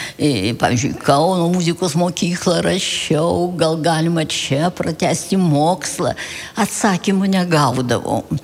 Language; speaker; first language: Lithuanian; early bilingual, heritage; Lithuanian